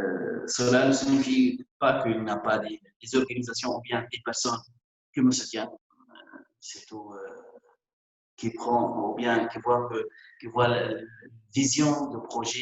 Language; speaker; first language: French; non-native, local second language; Arabic